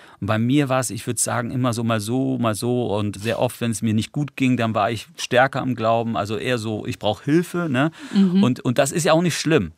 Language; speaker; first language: German; early bilingual, other home language; English